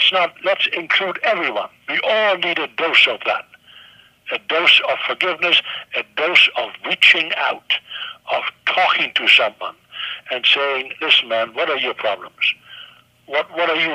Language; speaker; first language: English; non-native, fluent; German